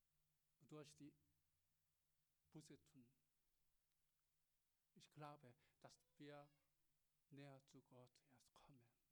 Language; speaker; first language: German; non-native, learner; Korean